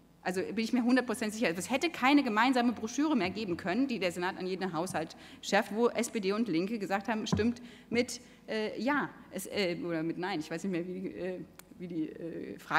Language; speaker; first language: German; native; German